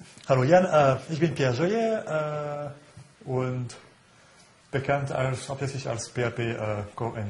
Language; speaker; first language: German; non-native, fluent; French